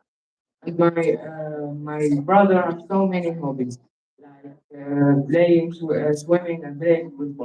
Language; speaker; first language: English; non-native, learner; Arabic